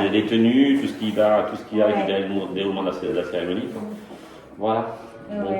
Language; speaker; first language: French; native; French